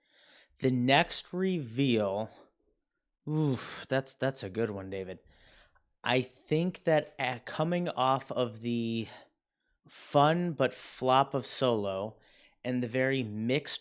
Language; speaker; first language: English; native; English